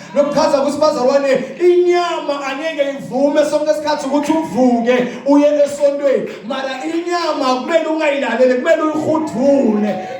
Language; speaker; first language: Zulu; non-native, local second language; Swati